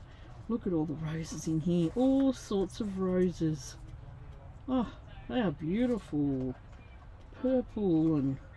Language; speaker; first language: English; native; English